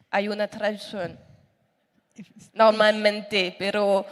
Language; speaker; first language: Spanish; non-native, learner; French